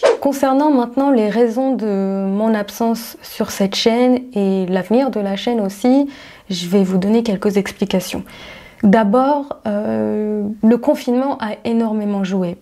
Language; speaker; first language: French; native; French